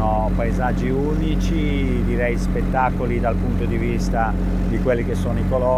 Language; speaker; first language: Italian; native; Italian